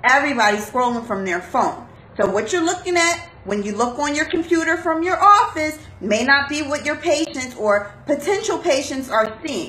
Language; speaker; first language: English; native; English